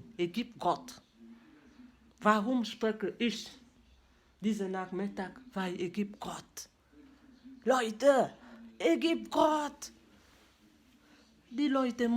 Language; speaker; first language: German; non-native, learner; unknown